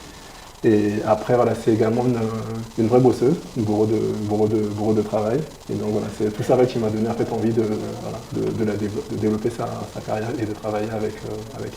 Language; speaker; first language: French; native; French